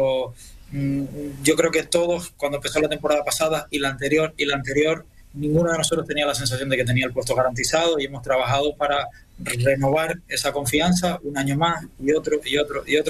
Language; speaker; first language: Spanish; native; Spanish